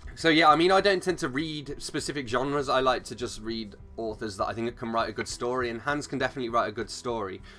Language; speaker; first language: English; native; English